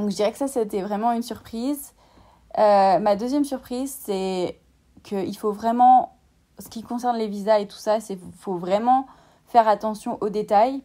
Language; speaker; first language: French; native; French